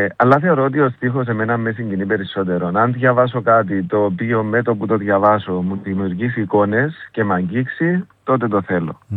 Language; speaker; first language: Greek; native; Greek